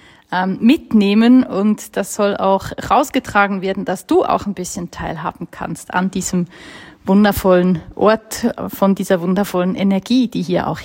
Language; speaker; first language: German; native; German